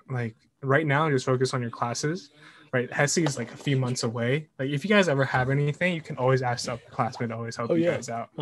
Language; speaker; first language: English; native; English